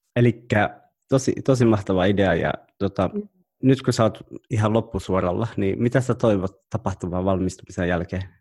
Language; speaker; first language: Finnish; early bilingual, other home language; Somali